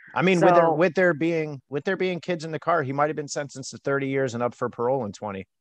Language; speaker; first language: English; native; English